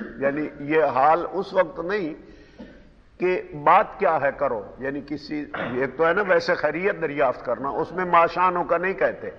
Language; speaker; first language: Urdu; non-native, local second language; Punjabi